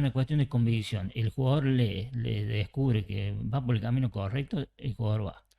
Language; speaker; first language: Spanish; native; Spanish